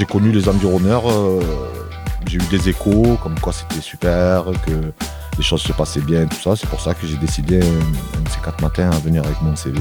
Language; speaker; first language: French; native; French